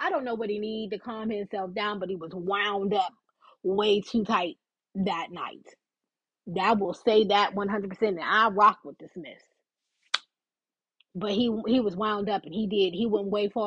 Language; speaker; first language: English; native; English